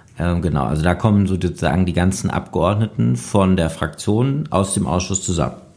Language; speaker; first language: German; native; German